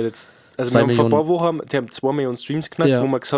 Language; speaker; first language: German; native; German